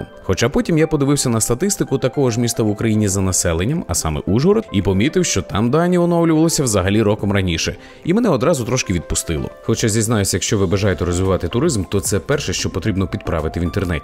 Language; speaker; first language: Ukrainian; native; Ukrainian